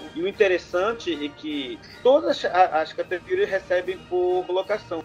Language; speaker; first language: Portuguese; native; Portuguese